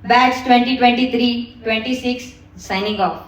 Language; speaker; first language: English; non-native, local second language; Kannada